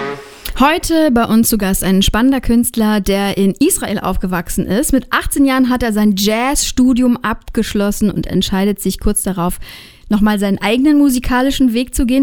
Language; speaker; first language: German; native; German